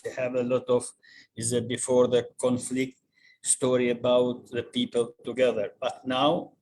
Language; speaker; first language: English; non-native, learner; Albanian